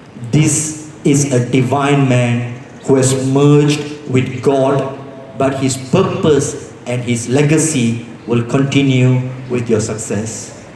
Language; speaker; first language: English; non-native, local second language; Tamil